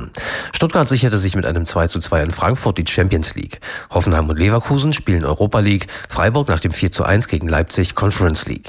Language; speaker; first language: German; native; German